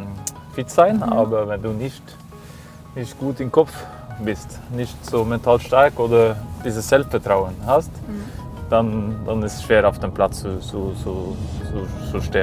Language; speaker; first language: German; non-native, fluent; Norwegian